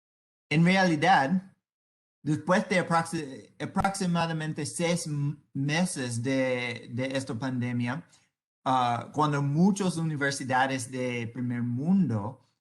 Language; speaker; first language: Spanish; non-native, learner; English